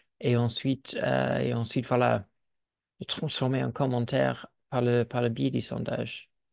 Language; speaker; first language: French; non-native, fluent; English